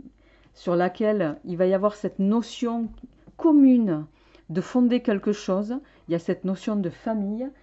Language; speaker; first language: French; native; French